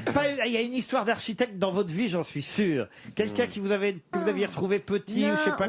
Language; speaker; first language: French; native; French